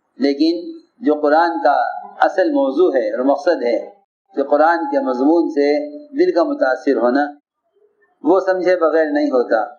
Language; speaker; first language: Urdu; native; Urdu